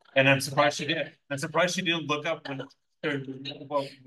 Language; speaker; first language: English; native; English